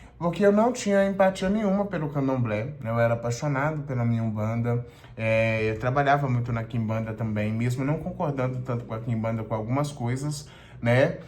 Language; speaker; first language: Portuguese; native; Portuguese